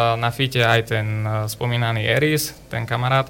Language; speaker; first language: Slovak; non-native, local second language; Rusyn